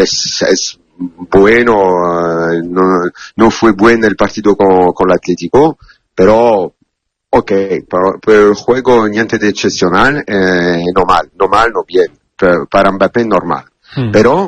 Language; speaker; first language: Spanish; non-native, learner; Italian